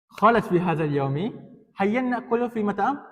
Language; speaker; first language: Arabic; non-native, learner; Indonesian